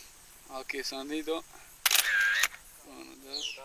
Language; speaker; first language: Spanish; non-native, fluent; French